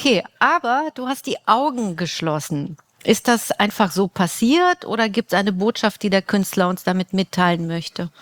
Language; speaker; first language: German; native; German